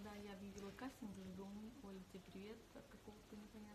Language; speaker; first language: Russian; native; Russian